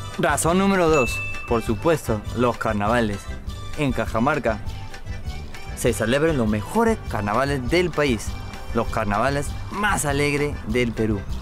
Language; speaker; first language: Spanish; non-native, fluent; English